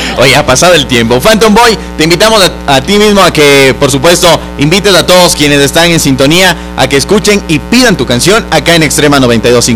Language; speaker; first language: Spanish; native; Spanish